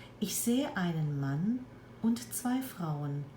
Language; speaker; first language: German; non-native, fluent; Turkish